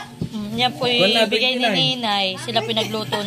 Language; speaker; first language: Filipino; native; Filipino